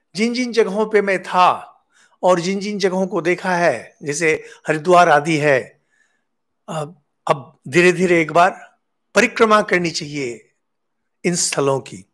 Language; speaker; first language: Hindi; non-native, local second language; Bangla